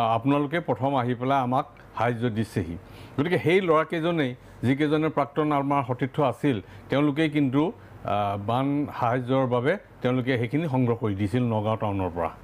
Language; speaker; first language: Assamese; native; Assamese